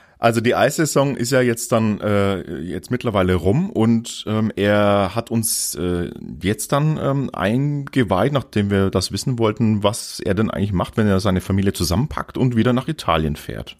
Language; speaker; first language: German; native; German